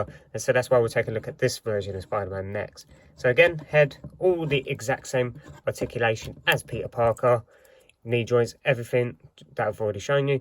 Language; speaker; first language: English; native; English